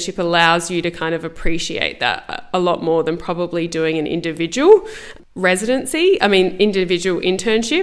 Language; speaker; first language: English; native; English